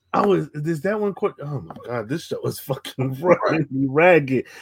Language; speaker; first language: English; native; English